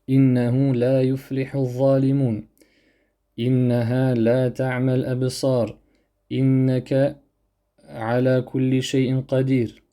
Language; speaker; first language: Arabic; non-native, fluent; French